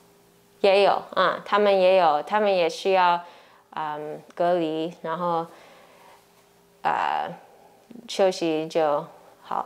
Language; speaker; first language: Chinese; early bilingual, heritage; English